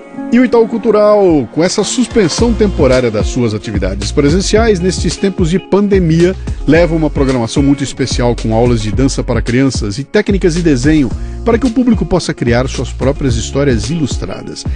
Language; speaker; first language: Portuguese; native; Portuguese